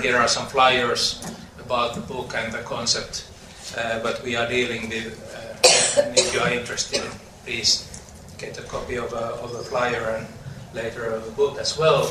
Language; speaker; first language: English; non-native, fluent; Finnish